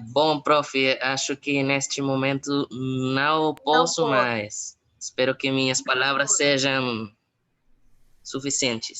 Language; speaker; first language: Portuguese; non-native, fluent; Spanish